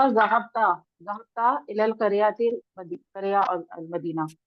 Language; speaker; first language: Arabic; non-native, learner; Urdu